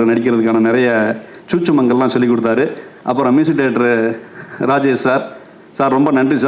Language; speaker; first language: Tamil; native; Tamil